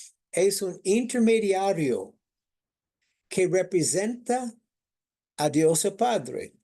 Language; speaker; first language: Spanish; non-native, fluent; English